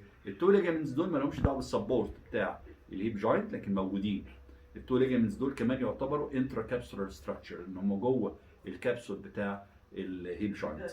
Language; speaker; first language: Arabic; native; Arabic